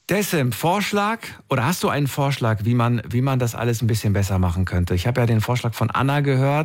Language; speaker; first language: German; native; German